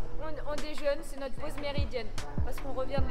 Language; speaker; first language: French; native; French